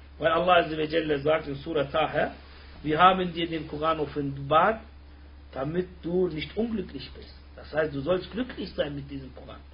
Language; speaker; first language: German; early bilingual, other home language; Turkish